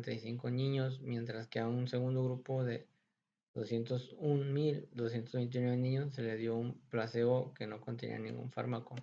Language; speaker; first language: Spanish; native; Spanish